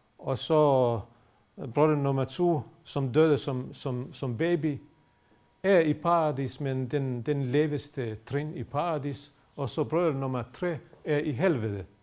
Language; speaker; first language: Danish; non-native, fluent; Bosnian